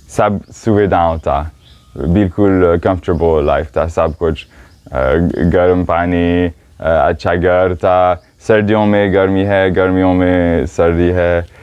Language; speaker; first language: Hindi; non-native, learner; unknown